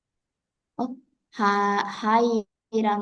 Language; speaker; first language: Japanese; non-native, learner; Indonesian